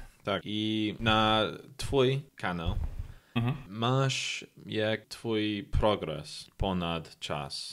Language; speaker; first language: Polish; non-native, learner; English